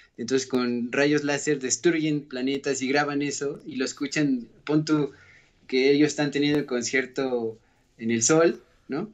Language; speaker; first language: Spanish; native; Spanish